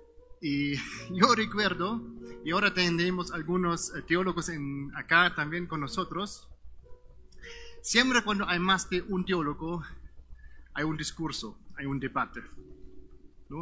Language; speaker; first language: Spanish; non-native, fluent; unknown